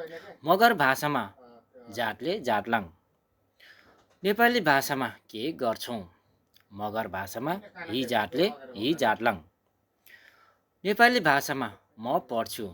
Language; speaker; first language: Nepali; non-native, local second language; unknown